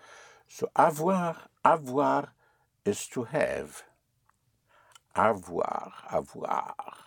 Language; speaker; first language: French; non-native, fluent; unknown